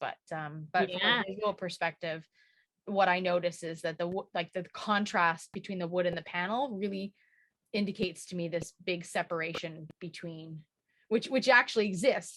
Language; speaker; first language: English; native; English